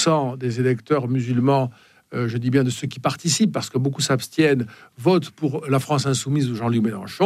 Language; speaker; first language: French; native; French